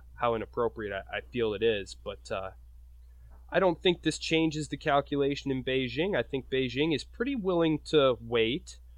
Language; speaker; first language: English; native; English